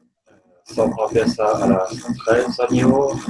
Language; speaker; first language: Spanish; non-native, learner; French